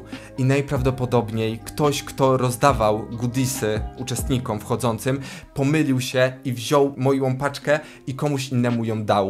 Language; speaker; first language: Polish; native; Polish